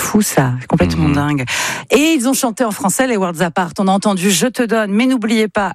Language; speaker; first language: French; native; French